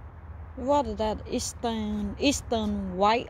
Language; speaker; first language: English; non-native, fluent; Vietnamese